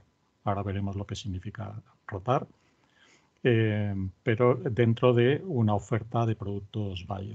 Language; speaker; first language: Spanish; native; Spanish